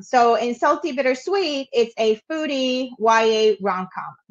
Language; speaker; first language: English; non-native, fluent; Spanish